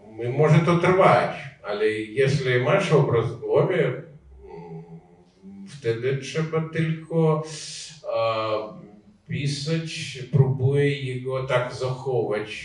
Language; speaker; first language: Polish; non-native, learner; Ukrainian